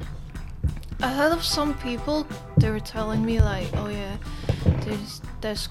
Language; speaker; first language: English; non-native, local second language; Cantonese